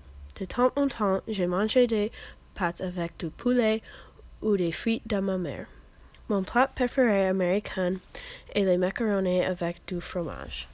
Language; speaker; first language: French; non-native, learner; English